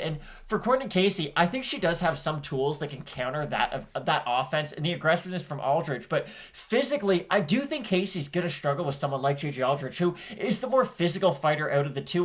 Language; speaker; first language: English; native; English